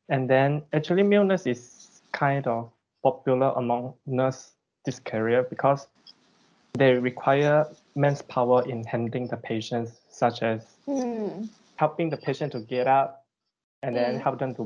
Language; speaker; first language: English; non-native, local second language; Chinese